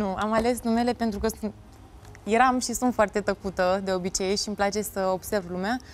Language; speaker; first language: Romanian; native; Romanian